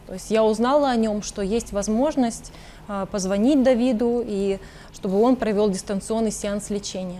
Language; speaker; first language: Russian; native; Russian